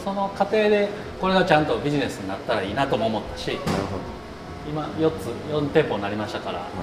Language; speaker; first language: Japanese; native; Japanese